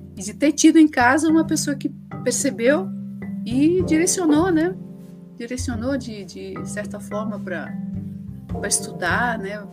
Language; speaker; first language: Portuguese; early bilingual, other home language; Spanish